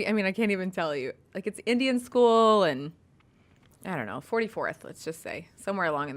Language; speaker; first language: English; native; English